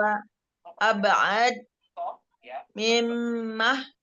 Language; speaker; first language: Arabic; non-native, learner; Indonesian